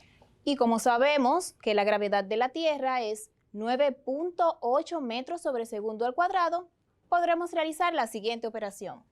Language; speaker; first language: Spanish; native; Spanish